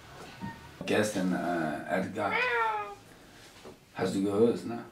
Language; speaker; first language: German; non-native, learner; Tibetan